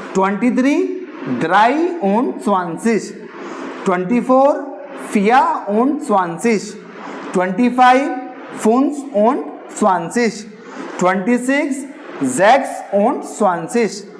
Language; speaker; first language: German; non-native, learner; Hindi